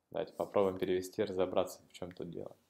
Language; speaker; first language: Russian; native; Russian